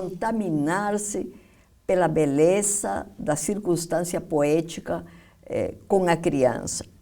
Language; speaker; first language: Portuguese; non-native, fluent; Spanish